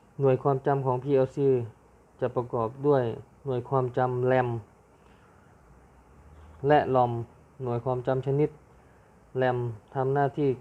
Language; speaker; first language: Thai; native; Thai